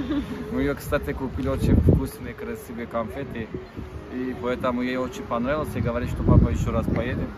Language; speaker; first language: Russian; non-native, learner; Turkish